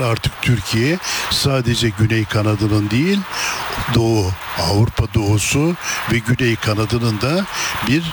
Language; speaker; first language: Turkish; native; Turkish